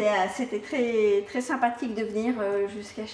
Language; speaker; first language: French; native; French